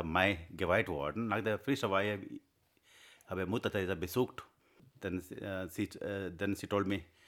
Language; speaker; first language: German; non-native, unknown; Kannada